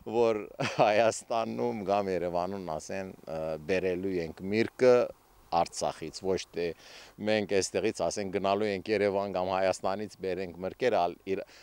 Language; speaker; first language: Armenian; early bilingual, heritage; Armenian